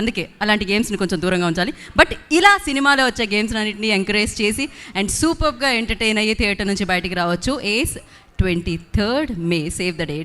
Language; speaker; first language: Telugu; native; Telugu